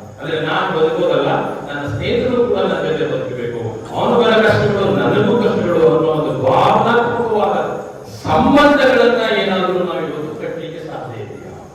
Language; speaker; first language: Kannada; native; Kannada